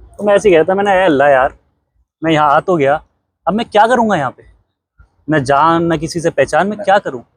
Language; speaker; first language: Hindi; native; Hindi